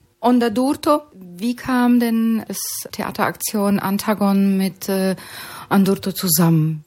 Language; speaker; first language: German; native; German